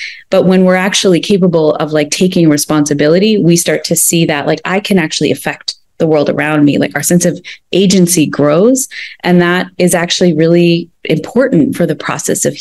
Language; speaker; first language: English; native; English